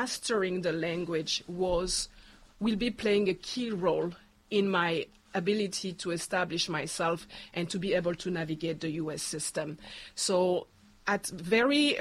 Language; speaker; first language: English; non-native, fluent; Luba-Lulua